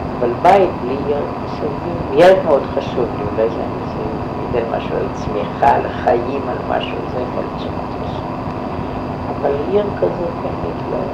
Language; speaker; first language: Hebrew; non-native, fluent; Yiddish